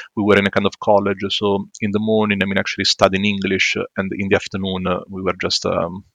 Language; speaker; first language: English; non-native, fluent; Italian